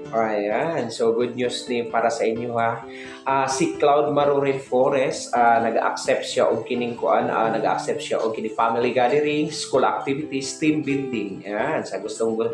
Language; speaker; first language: Cebuano; non-native, local second language; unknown